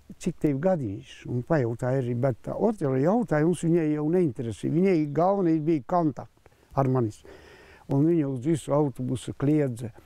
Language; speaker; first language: Latvian; non-native, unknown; Hungarian